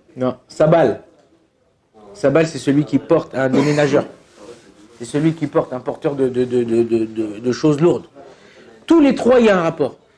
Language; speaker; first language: French; native; French